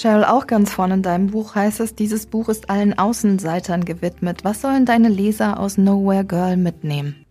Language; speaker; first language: German; native; German